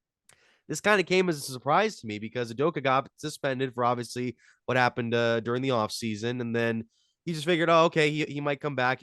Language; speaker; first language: English; native; English